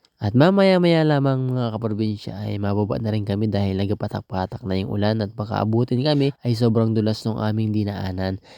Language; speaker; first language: Filipino; native; Filipino